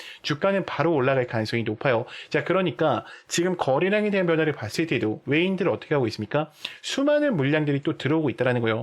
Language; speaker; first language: Korean; native; Korean